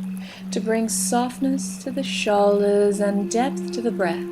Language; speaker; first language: English; native; English